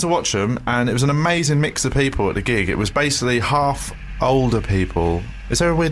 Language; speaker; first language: English; native; English